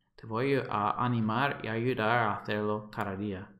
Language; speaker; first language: Spanish; non-native, fluent; English